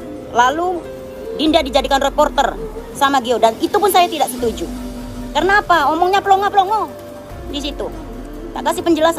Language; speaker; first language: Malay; non-native, local second language; Javanese